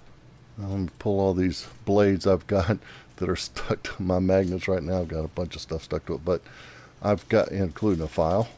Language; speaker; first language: English; native; English